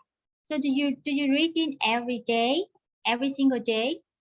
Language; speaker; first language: English; non-native, learner; Vietnamese